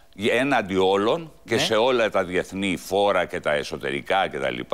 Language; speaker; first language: Greek; native; Greek